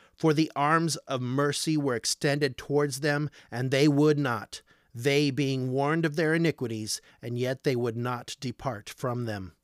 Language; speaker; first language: English; native; English